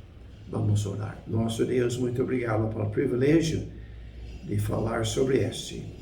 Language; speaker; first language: Portuguese; non-native, fluent; English